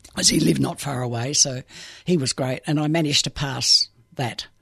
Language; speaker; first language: English; native; English